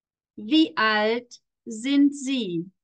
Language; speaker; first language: German; non-native, fluent; Spanish